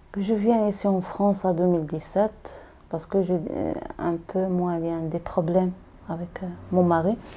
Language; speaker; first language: French; non-native, learner; Arabic